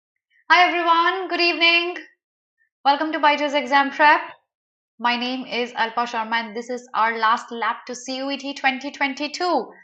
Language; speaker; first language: English; non-native, local second language; Hindi